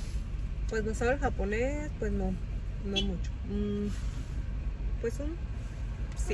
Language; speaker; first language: Spanish; native; Spanish